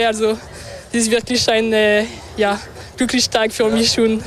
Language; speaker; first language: German; non-native, local second language; French